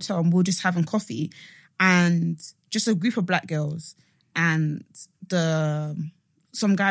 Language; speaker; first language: English; native; English